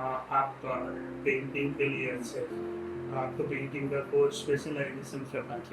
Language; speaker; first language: Hindi; non-native, local second language; Gujarati